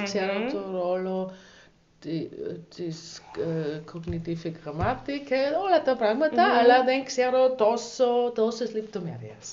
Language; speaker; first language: Greek; non-native, learner; German